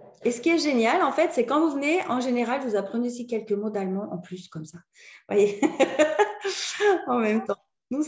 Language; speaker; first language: French; native; French